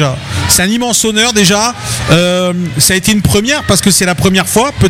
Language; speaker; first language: French; native; French